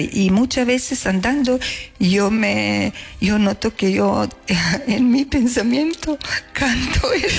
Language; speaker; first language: Spanish; non-native, learner; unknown